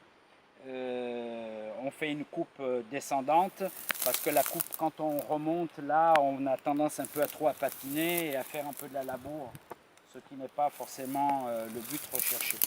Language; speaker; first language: French; native; French